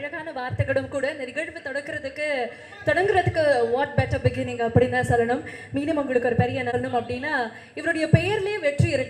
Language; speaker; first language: Tamil; native; Tamil